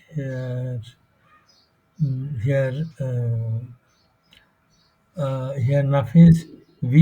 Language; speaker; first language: German; non-native, fluent; Bangla